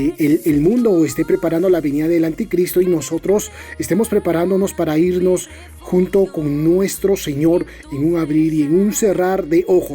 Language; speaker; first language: Spanish; native; Spanish